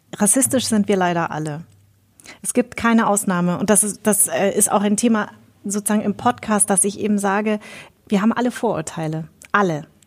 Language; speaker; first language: German; early bilingual, other home language; Vietnamese